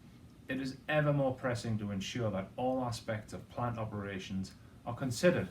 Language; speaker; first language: English; native; English